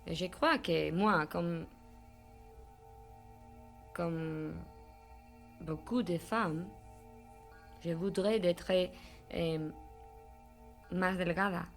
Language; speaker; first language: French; non-native, learner; Spanish